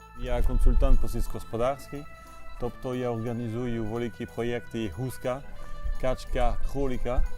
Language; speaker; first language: Ukrainian; non-native, learner; French